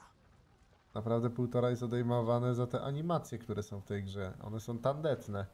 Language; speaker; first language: Polish; native; Polish